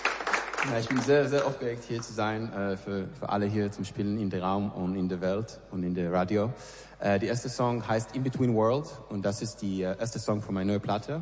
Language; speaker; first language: German; non-native, learner; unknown